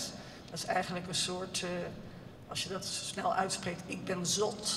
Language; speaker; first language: Dutch; native; Dutch